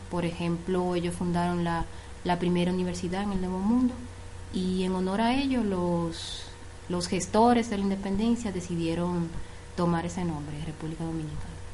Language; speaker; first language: Spanish; native; Spanish